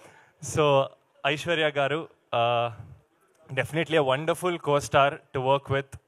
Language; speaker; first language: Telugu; non-native, learner; Kannada